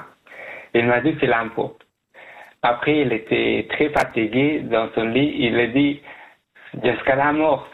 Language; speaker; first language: French; non-native, fluent; Persian